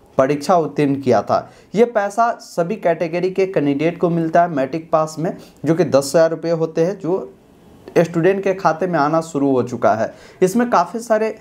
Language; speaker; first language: Hindi; native; Hindi